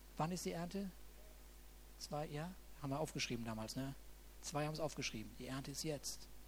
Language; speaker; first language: German; native; German